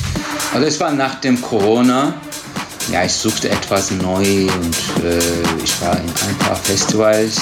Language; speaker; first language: German; non-native, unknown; Turkish